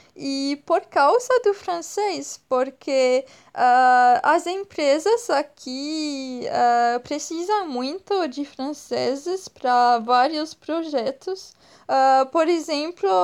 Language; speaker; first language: Portuguese; non-native, fluent; French